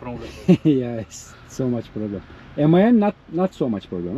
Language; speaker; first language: English; non-native, learner; Turkish